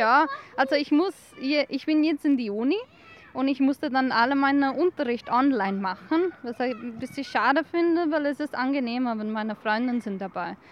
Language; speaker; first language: German; non-native, fluent; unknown